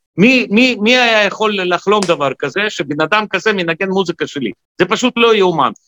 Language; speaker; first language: Hebrew; non-native, fluent; Russian